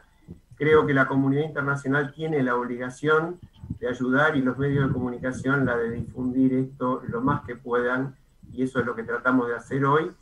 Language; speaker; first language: Spanish; native; Spanish